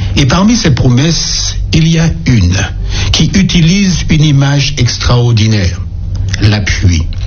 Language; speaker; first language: French; native; French